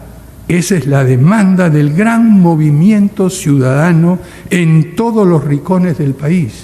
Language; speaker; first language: Spanish; native; Spanish